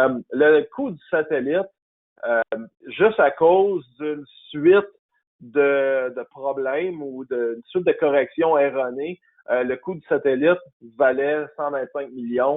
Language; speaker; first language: French; native; French